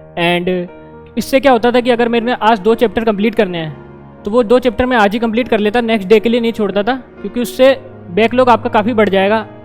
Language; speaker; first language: Hindi; native; Hindi